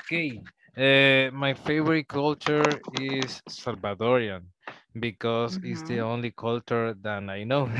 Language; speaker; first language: English; non-native, learner; Spanish